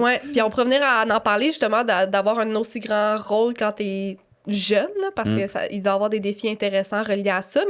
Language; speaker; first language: French; native; French